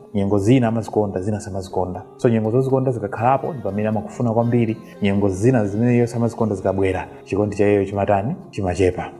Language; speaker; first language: Nyanja; native; Nyanja